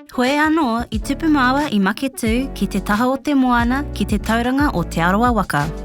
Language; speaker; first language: Māori; non-native, local second language; English